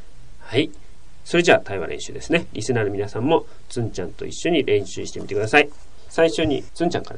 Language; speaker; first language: Japanese; native; Japanese